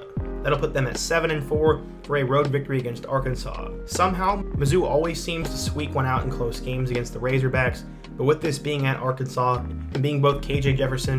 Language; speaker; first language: English; native; English